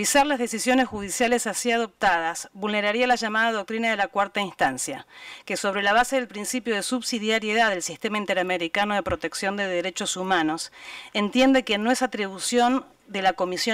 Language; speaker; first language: Spanish; native; Spanish